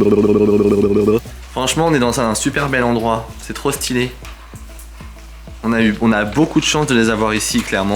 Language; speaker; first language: French; native; French